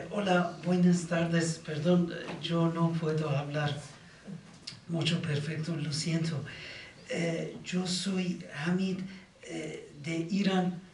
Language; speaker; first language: Spanish; non-native, learner; Persian